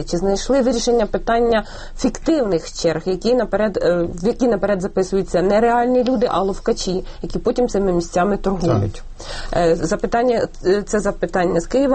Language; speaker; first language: Ukrainian; native; Ukrainian